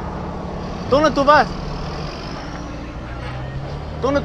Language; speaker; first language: Spanish; non-native, learner; English